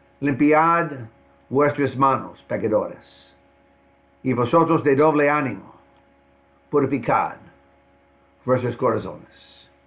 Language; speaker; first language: Spanish; non-native, fluent; English